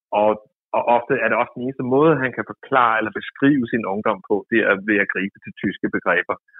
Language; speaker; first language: Danish; native; Danish